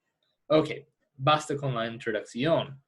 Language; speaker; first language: Spanish; non-native, fluent; English